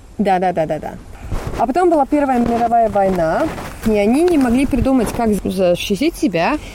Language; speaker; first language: Russian; non-native, local second language; Latvian